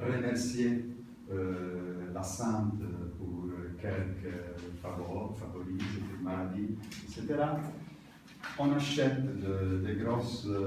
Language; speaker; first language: French; non-native, learner; Italian